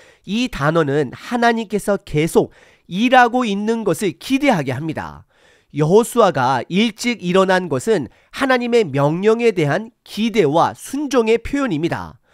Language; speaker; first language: Korean; native; Korean